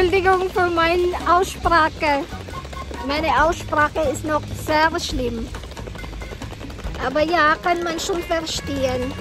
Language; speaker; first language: German; non-native, learner; Cebuano